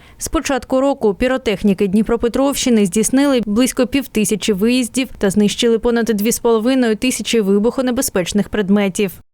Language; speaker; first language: Ukrainian; native; Ukrainian